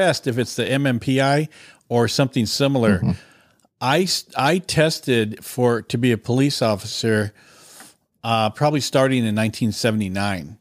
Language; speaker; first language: English; native; English